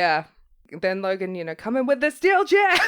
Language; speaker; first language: English; native; English